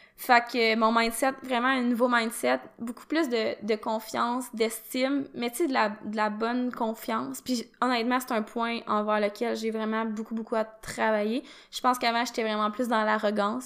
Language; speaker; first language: French; native; French